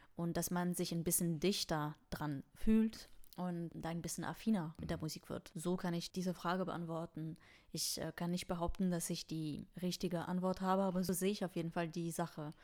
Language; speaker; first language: German; non-native, fluent; French